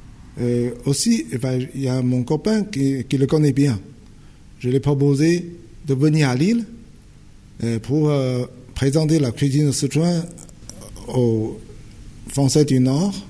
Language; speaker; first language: French; non-native, fluent; Chinese